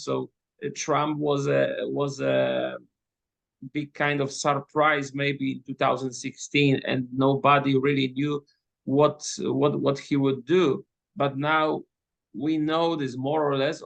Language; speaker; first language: English; non-native, fluent; Polish